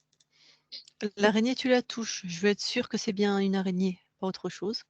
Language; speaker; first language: French; native; French